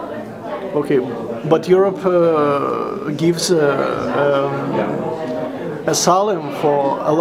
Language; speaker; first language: English; non-native, learner; Russian